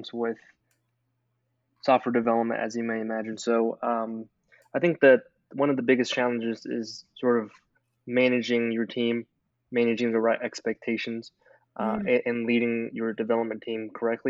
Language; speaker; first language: English; native; English